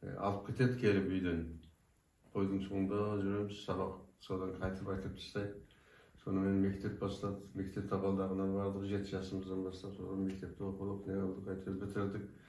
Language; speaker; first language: Kazakh; non-native, local second language; Turkish